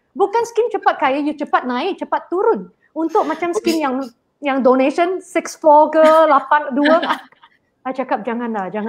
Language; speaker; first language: Malay; non-native, local second language; Chinese